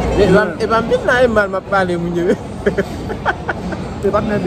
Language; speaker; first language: French; non-native, learner; Haitian Creole